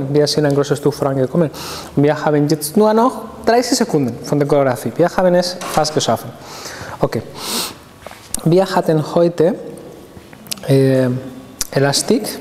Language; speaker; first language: German; non-native, fluent; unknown